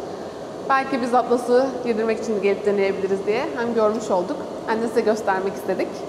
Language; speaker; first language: Turkish; native; Turkish